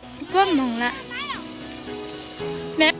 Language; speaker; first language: Chinese; non-native, learner; Vietnamese